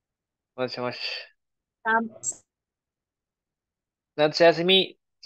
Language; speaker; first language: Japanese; non-native, fluent; Filipino